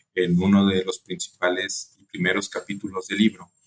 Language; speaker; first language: Spanish; native; Spanish